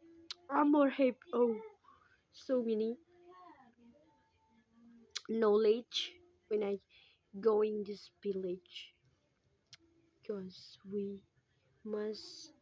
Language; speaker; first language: English; non-native, local second language; Indonesian